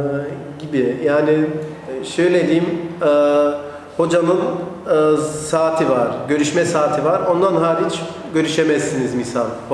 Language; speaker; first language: Turkish; early bilingual, heritage; Turkish